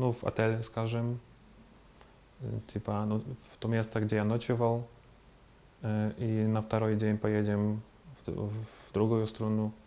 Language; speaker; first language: Russian; non-native, fluent; Polish